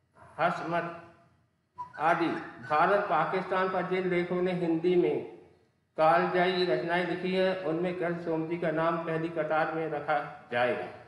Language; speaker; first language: Hindi; native; Hindi